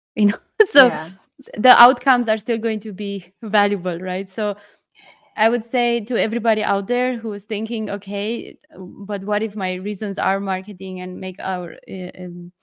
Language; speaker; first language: English; non-native, fluent; Romanian